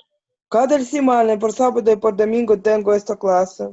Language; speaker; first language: Spanish; non-native, learner; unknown